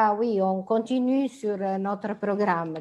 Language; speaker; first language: French; non-native, fluent; Italian